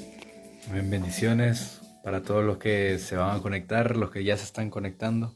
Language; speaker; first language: Spanish; native; Spanish